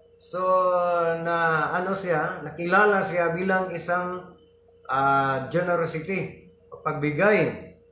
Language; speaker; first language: Filipino; non-native, local second language; Cebuano